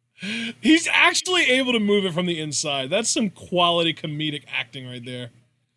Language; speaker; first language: English; native; English